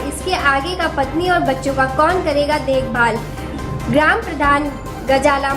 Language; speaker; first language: Hindi; native; Hindi